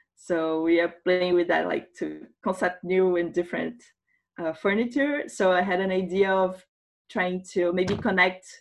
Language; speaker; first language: English; non-native, fluent; Portuguese